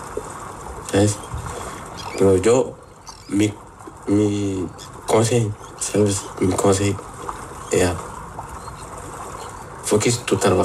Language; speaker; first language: Spanish; non-native, learner; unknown